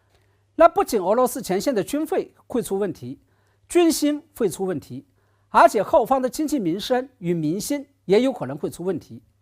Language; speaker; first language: Chinese; native; Chinese